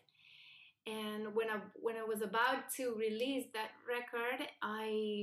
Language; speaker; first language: English; non-native, fluent; Spanish